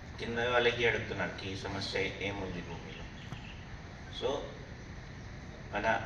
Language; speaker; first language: Telugu; non-native, local second language; Hindi